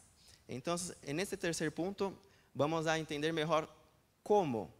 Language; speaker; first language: Spanish; non-native, fluent; Portuguese